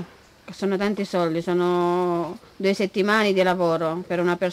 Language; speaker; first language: Italian; non-native, learner; Romanian